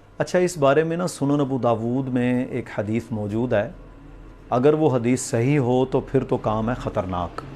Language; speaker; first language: Urdu; non-native, local second language; Punjabi